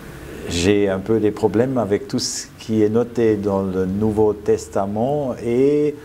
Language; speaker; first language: French; non-native, fluent; German